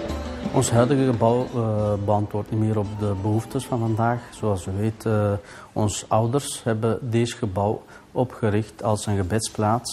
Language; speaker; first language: Dutch; early bilingual, other home language; Turkish